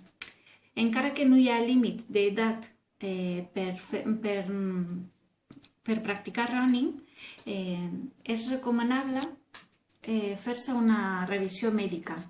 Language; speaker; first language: Catalan; non-native, learner; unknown